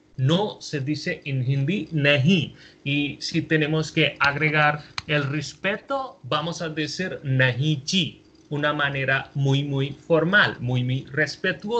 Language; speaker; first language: Spanish; non-native, fluent; Hindi